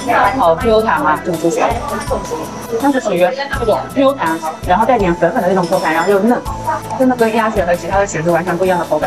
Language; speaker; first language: Chinese; native; Chinese